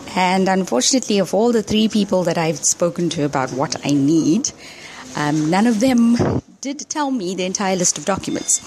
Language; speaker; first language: English; early bilingual, other home language; Hindi